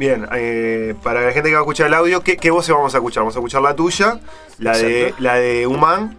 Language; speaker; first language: Spanish; native; Spanish